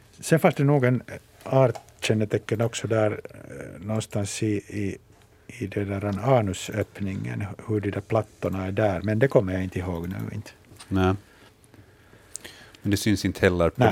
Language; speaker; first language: Swedish; native; Swedish